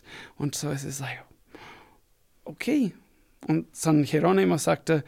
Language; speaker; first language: German; non-native, fluent; English